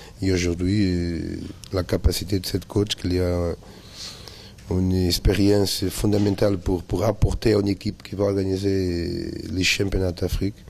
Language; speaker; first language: French; non-native, learner; Portuguese